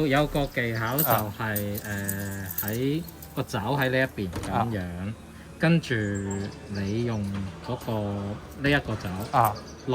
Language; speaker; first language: Chinese; native; Chinese